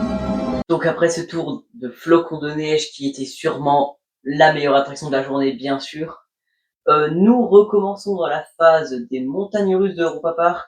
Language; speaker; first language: French; native; French